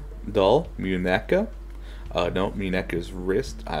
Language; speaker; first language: Spanish; non-native, learner; English